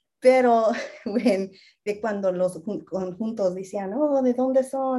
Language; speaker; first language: Spanish; early bilingual, heritage; Spanish